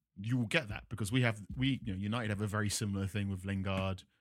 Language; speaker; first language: English; native; English